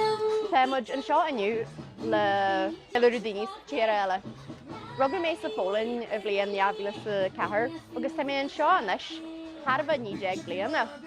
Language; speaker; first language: Irish; non-native, fluent; Polish